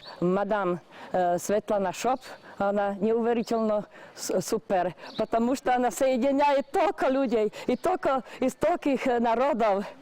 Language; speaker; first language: Russian; non-native, learner; Slovak